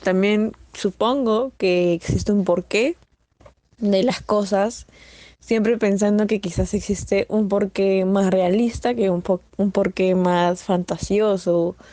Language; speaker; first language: Spanish; native; Spanish